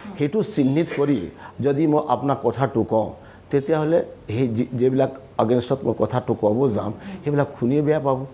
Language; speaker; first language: Assamese; non-native, local second language; Hindi